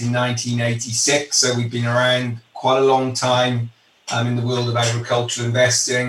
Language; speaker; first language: English; native; English